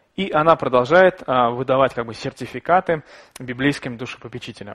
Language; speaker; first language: Russian; native; Russian